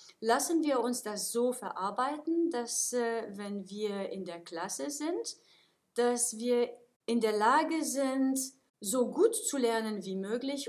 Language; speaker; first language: German; non-native, fluent; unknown